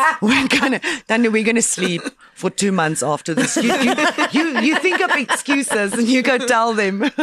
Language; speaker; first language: English; non-native, local second language; Afrikaans